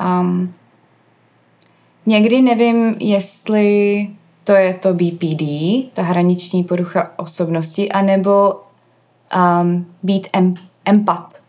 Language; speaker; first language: Czech; early bilingual, other home language; English